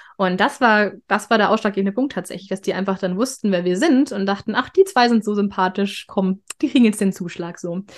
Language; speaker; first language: German; native; German